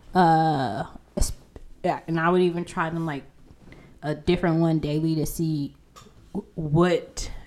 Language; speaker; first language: English; native; English